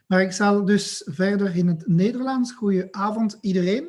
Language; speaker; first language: Dutch; non-native, local second language; French